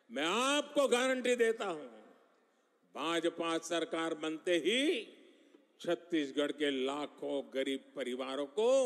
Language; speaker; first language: Hindi; non-native, local second language; Gujarati